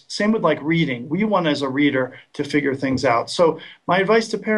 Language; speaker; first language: English; native; English